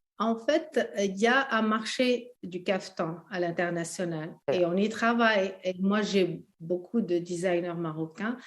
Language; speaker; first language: French; early bilingual, other home language; Arabic